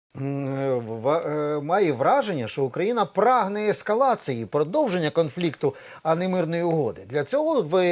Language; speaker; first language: Ukrainian; native; Ukrainian